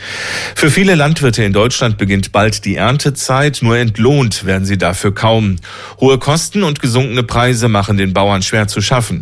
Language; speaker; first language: German; native; German